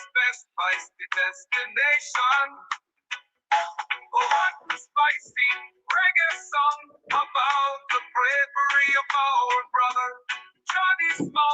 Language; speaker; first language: English; non-native, fluent; Portuguese